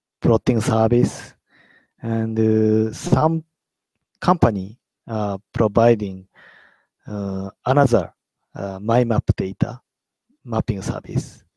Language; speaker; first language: English; non-native, learner; Japanese